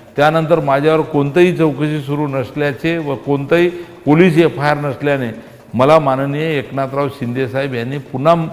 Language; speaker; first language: Marathi; native; Marathi